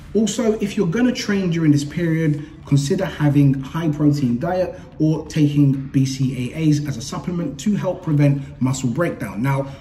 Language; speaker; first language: English; native; English